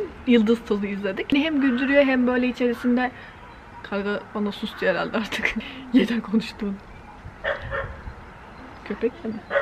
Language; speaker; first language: Turkish; native; Turkish